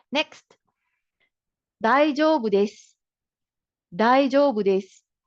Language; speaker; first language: Japanese; non-native, fluent; Filipino